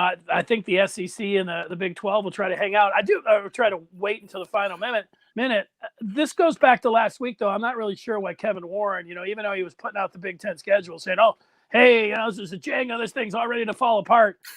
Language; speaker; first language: English; native; English